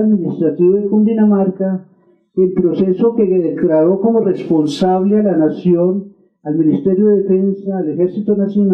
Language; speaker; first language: Spanish; native; Spanish